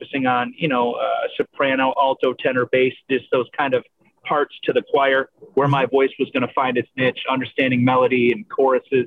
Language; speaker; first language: English; native; English